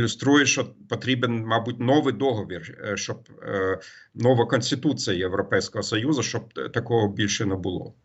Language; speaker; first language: Ukrainian; non-native, fluent; German